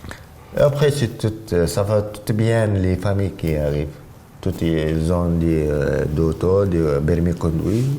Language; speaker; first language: French; non-native, learner; Arabic